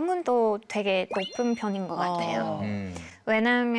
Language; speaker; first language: Korean; non-native, fluent; English